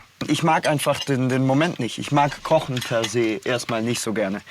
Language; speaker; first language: German; native; German